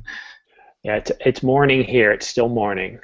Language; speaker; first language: English; native; English